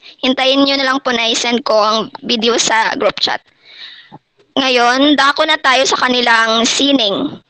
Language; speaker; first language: Filipino; non-native, local second language; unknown